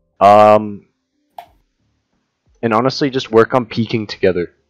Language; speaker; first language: English; native; English